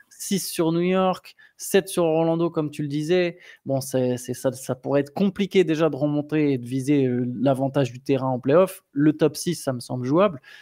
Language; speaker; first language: French; native; French